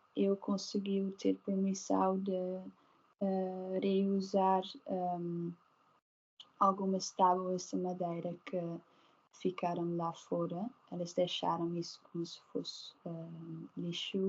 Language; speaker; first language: Portuguese; non-native, learner; Dutch